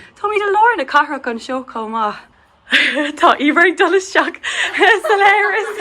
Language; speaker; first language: Irish; non-native, local second language; English